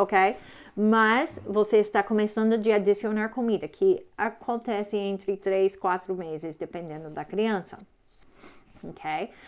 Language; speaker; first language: Portuguese; non-native, learner; English